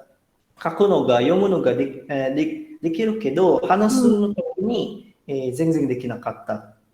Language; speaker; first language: Japanese; non-native, fluent; Indonesian